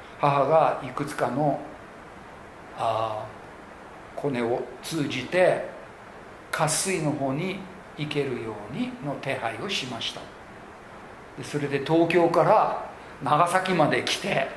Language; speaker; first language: Japanese; non-native, local second language; English